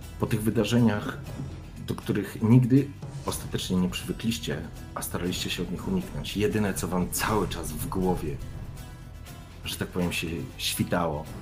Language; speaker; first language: Polish; native; Polish